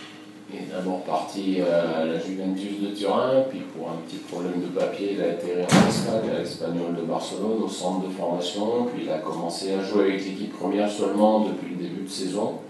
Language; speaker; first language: French; native; French